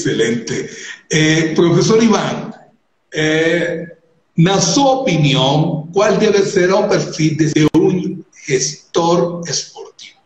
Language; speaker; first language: Portuguese; non-native, learner; Spanish